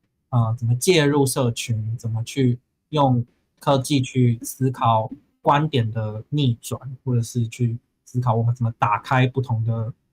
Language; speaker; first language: Chinese; native; Chinese